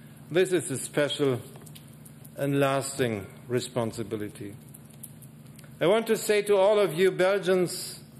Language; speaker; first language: English; non-native, fluent; German